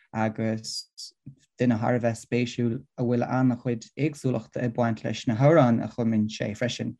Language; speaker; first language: Irish; non-native, local second language; English